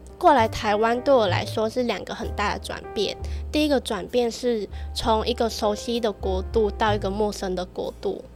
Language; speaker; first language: Chinese; early bilingual, other home language; Vietnamese